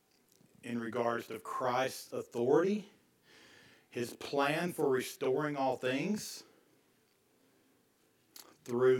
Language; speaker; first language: English; native; English